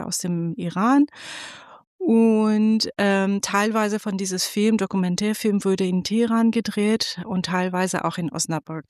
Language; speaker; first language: German; non-native, fluent; Persian